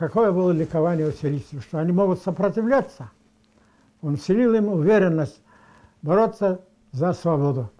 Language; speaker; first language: Russian; non-native, local second language; Karachay-Balkar